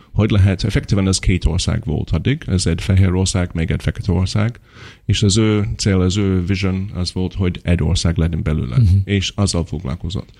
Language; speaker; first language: Hungarian; non-native, fluent; English